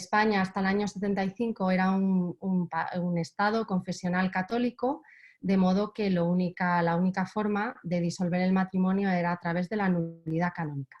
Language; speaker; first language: Spanish; native; Spanish